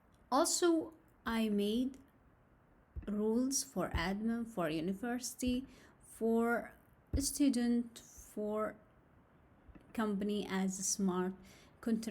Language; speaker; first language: English; non-native, learner; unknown